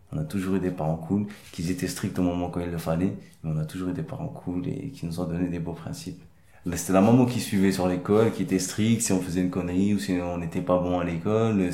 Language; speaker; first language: French; early bilingual, other home language; Arabic